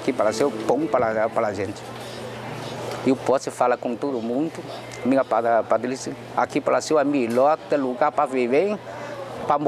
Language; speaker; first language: Portuguese; non-native, learner; Chinese